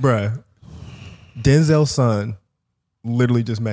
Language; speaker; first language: English; native; English